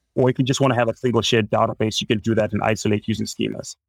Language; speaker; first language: English; non-native, local second language; Shona